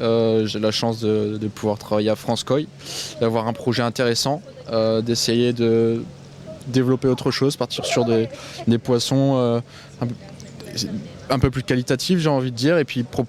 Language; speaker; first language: French; native; French